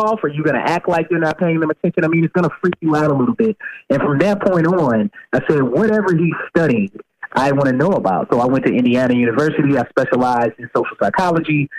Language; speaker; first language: English; native; English